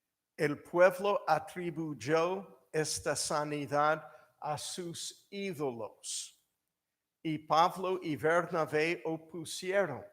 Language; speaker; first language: Spanish; non-native, fluent; English